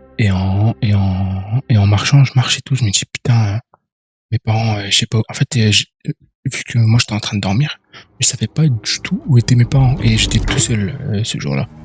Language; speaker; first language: French; early bilingual, other home language; Arabic